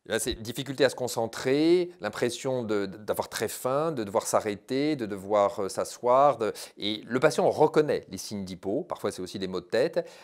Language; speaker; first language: French; native; French